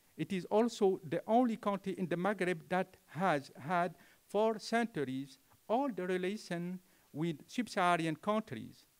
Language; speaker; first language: English; non-native, fluent; Arabic